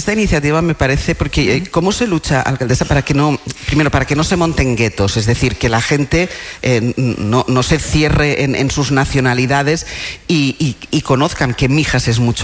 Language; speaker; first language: Spanish; native; Spanish